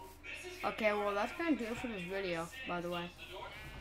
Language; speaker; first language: English; native; English